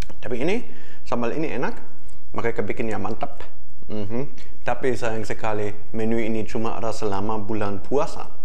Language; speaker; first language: Indonesian; non-native, fluent; German